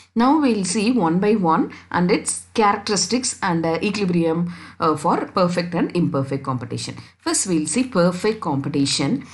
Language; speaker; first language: English; non-native, local second language; Tamil